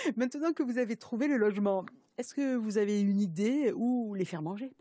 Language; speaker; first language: French; native; French